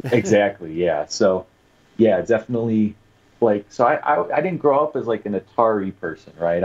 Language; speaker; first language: English; native; English